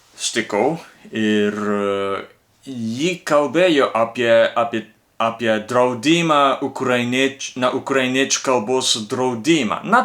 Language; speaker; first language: Lithuanian; non-native, fluent; Japanese